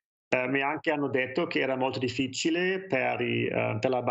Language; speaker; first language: Italian; non-native, fluent; German